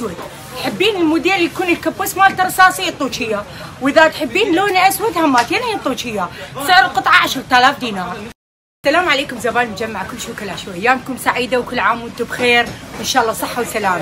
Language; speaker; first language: Arabic; native; Arabic